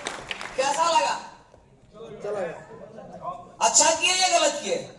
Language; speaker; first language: Hindi; native; Hindi